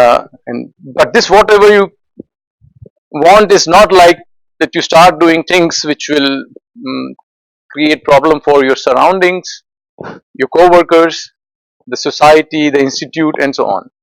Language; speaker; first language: English; non-native, fluent; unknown